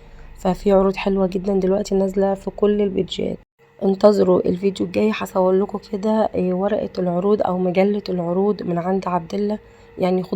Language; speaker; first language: Arabic; native; Arabic